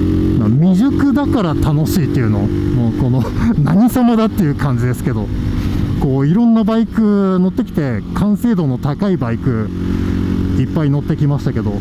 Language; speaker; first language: Japanese; native; Japanese